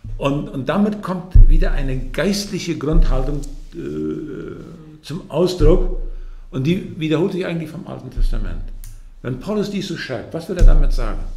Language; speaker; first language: German; early bilingual, heritage; German